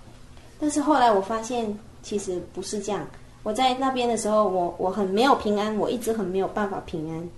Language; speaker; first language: Chinese; native; Chinese